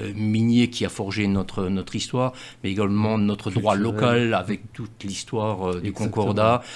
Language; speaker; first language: French; native; French